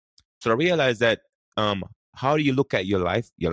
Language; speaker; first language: English; non-native, local second language; Jamaican Creole English